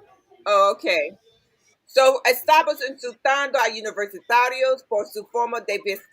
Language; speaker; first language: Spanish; non-native, learner; English